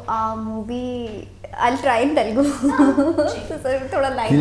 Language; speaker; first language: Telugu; non-native, learner; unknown